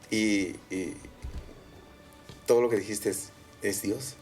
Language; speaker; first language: Spanish; native; Spanish